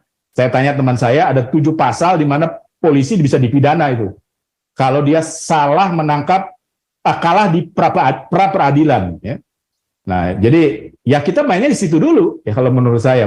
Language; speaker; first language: Indonesian; native; Indonesian